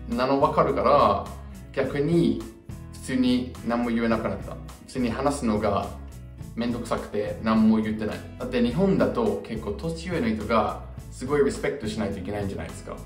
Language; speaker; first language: Japanese; non-native, fluent; English